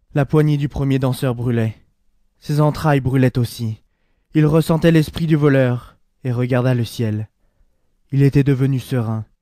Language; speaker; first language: French; native; French